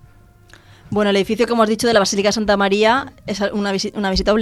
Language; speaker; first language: Spanish; native; Spanish